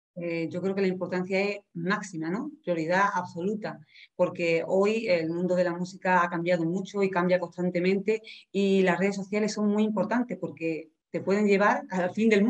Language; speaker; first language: Spanish; native; Spanish